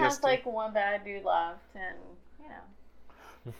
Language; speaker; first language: English; native; English